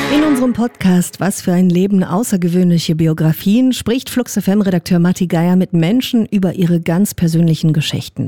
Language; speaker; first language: German; native; German